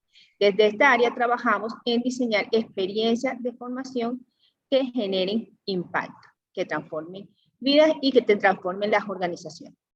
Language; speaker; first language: Spanish; native; Spanish